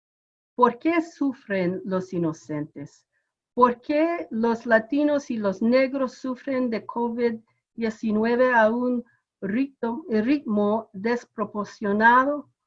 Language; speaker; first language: Spanish; non-native, fluent; English